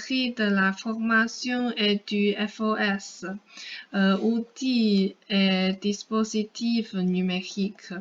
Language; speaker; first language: French; non-native, fluent; Chinese